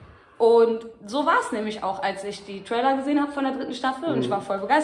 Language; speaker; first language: German; native; German